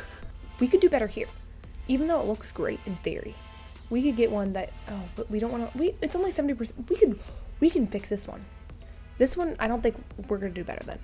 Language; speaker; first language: English; native; English